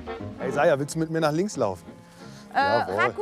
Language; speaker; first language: German; native; German